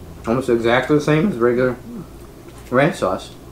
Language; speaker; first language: English; early bilingual, other home language; Korean